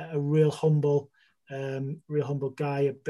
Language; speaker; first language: English; native; English